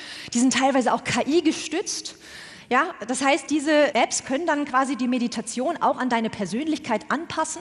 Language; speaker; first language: German; native; German